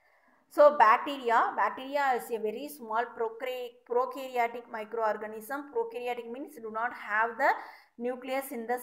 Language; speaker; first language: English; non-native, local second language; Tamil